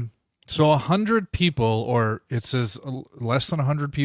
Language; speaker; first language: English; native; English